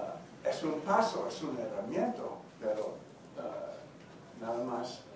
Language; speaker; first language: Spanish; non-native, learner; English